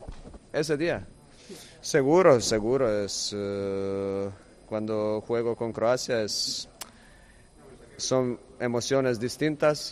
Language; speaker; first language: Spanish; non-native, fluent; Croatian